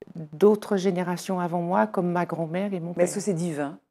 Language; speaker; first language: French; native; French